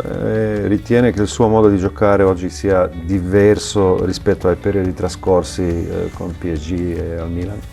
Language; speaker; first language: Italian; non-native, fluent; Slovenian